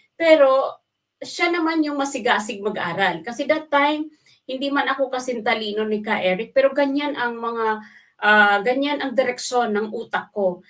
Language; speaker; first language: Filipino; non-native, local second language; Waray